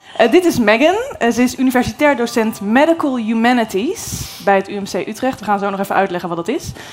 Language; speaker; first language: Dutch; native; Dutch